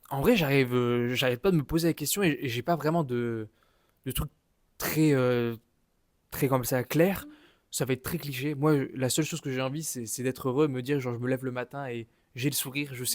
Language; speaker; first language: French; native; French